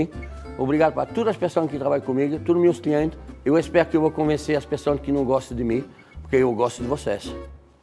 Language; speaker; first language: Portuguese; non-native, fluent; French